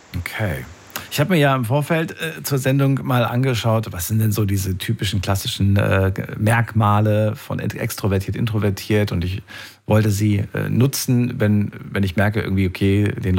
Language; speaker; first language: German; native; German